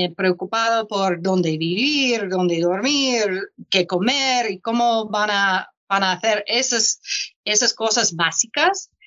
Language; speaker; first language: Spanish; non-native, fluent; English